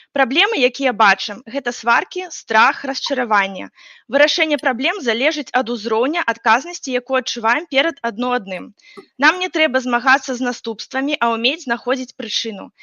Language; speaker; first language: Belarusian; non-native, local second language; Russian